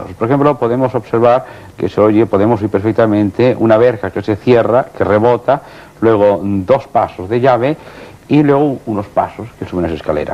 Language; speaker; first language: Spanish; native; Spanish